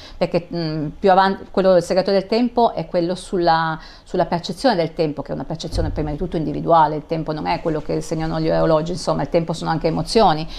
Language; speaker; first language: Italian; native; Italian